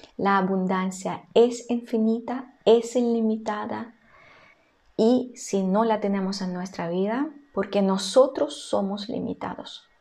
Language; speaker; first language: Spanish; non-native, fluent; Russian